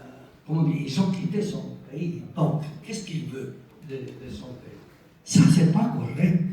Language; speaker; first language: French; non-native, local second language; Italian